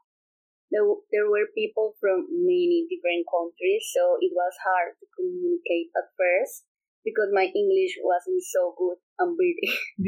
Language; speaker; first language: English; non-native, fluent; Spanish